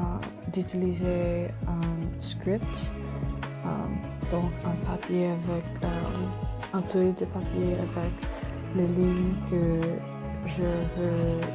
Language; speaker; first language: French; non-native, learner; English